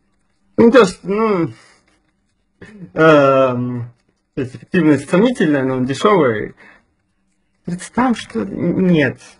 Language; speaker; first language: Russian; native; Russian